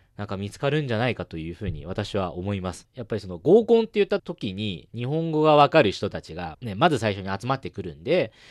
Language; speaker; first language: Japanese; non-native, fluent; Chinese